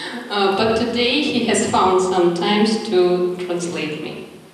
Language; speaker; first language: English; non-native, fluent; Russian